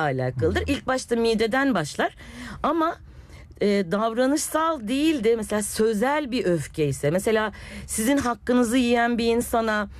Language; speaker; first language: Turkish; native; Turkish